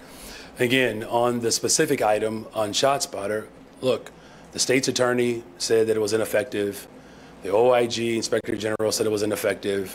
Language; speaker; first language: English; native; English